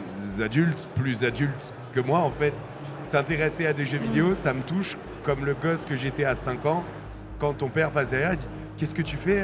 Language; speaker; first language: French; native; French